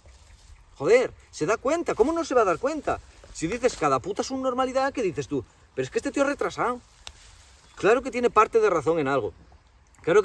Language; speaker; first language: Spanish; native; Spanish